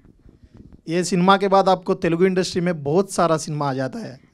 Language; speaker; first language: Hindi; non-native, local second language; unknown